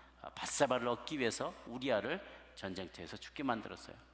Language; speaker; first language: Korean; native; Korean